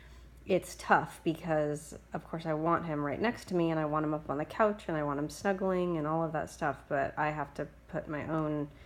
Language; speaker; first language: English; native; English